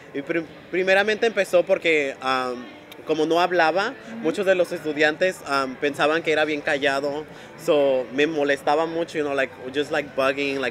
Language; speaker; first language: Spanish; early bilingual, heritage; Spanish